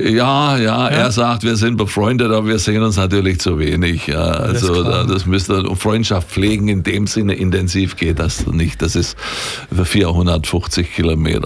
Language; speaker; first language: German; native; German